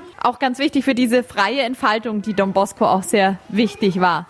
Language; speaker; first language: German; native; German